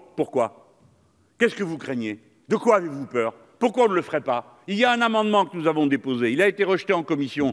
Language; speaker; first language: French; native; French